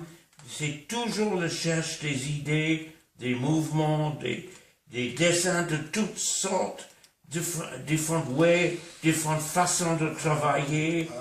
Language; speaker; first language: French; non-native, fluent; English